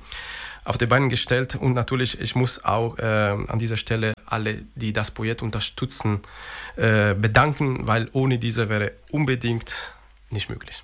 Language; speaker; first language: German; non-native, fluent; Italian